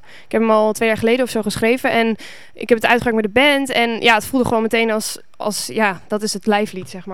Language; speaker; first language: Dutch; native; Dutch